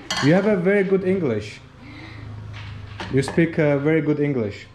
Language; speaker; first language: English; non-native, fluent; Azerbaijani